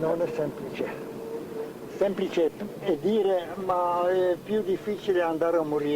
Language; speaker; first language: Italian; non-native, fluent; Slovenian